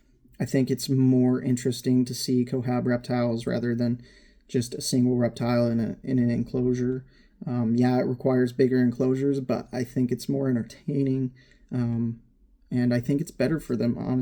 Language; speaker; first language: English; native; English